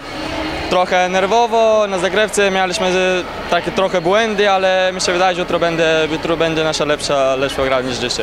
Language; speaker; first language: Polish; non-native, learner; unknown